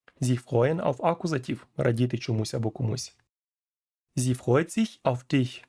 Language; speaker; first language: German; non-native, fluent; Ukrainian